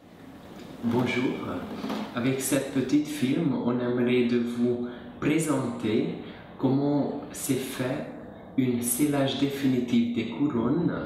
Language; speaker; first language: French; non-native, learner; Hungarian